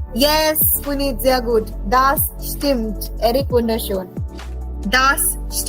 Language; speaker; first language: German; non-native, fluent; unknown